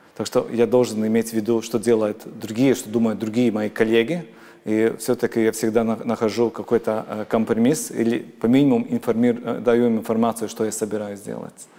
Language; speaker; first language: Russian; non-native, local second language; Latvian